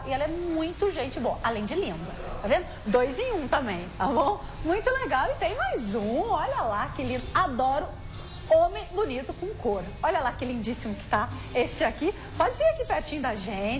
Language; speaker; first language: Portuguese; native; Portuguese